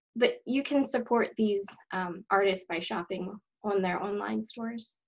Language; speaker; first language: English; native; English